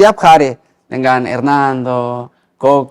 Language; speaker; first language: Indonesian; non-native, learner; Spanish